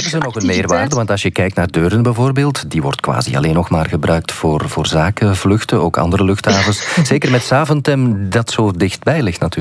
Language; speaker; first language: Dutch; native; Dutch